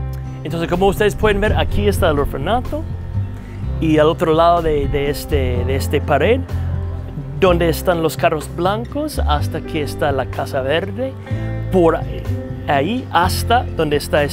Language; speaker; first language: Spanish; non-native, fluent; English